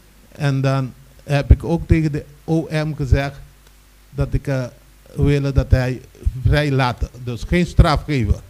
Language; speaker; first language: Dutch; non-native, local second language; Papiamento